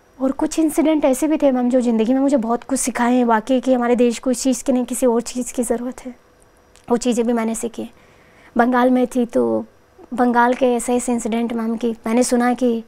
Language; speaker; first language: Hindi; native; Hindi